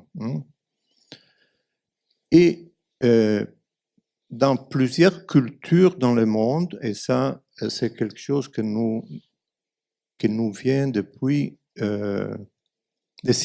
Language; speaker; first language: French; non-native, fluent; Italian